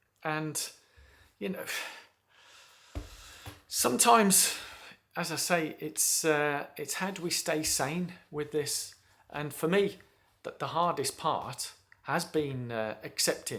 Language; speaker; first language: English; native; English